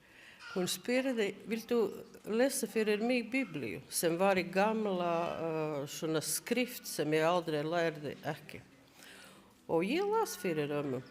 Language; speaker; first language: Icelandic; non-native, learner; Latvian